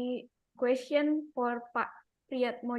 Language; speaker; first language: English; non-native, learner; Indonesian